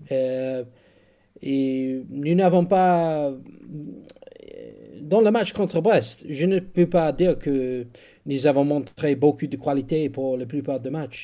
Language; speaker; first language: French; non-native, learner; English